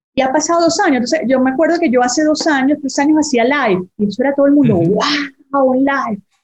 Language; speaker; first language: Spanish; native; Spanish